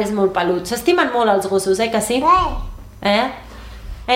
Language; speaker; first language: Catalan; native; Catalan